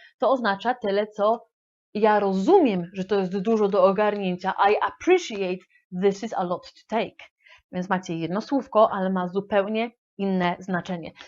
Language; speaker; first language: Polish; native; Polish